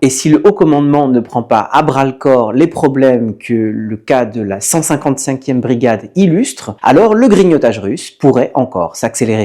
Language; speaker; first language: French; native; French